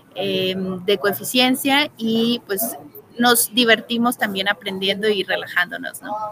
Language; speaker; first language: Spanish; native; Spanish